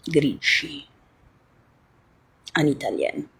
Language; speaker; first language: French; non-native, learner; Italian